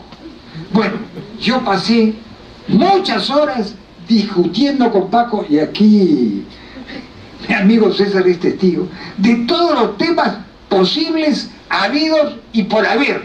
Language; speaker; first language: Spanish; native; Spanish